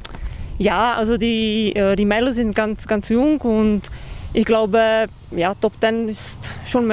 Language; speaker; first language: German; non-native, fluent; Czech